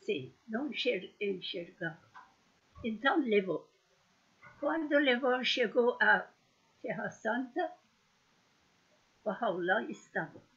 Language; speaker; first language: Portuguese; non-native, learner; Persian